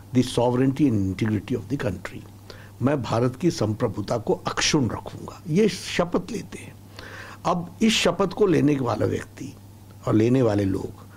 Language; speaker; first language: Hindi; native; Hindi